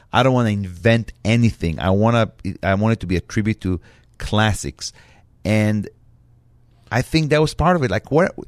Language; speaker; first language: English; non-native, fluent; Hebrew